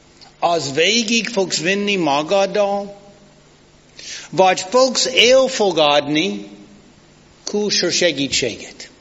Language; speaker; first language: Hungarian; non-native, fluent; English